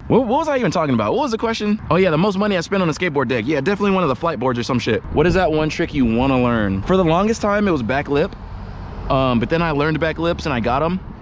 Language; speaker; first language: English; native; English